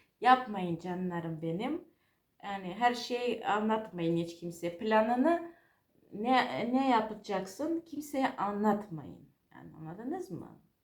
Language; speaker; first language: Turkish; non-native, fluent; Georgian